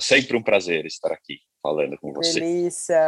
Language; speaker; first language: Portuguese; native; Portuguese